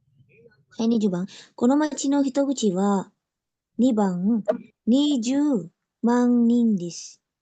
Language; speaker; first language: Japanese; non-native, learner; Indonesian